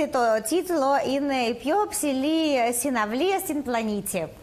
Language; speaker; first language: Greek; non-native, learner; Russian